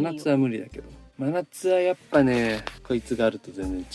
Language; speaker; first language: Japanese; native; Japanese